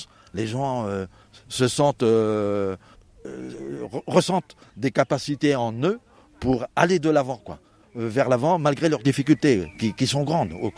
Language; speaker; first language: French; native; French